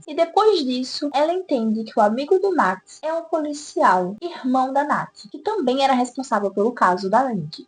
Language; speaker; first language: Portuguese; native; Portuguese